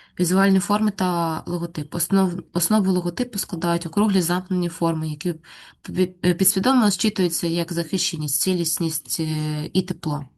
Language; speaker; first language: Ukrainian; native; Ukrainian